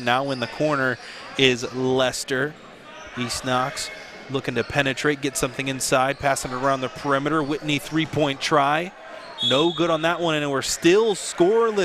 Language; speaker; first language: English; native; English